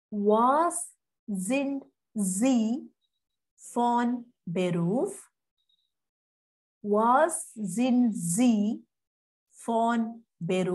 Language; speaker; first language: German; non-native, fluent; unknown